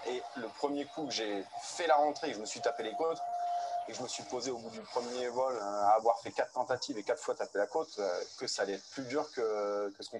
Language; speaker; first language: French; native; French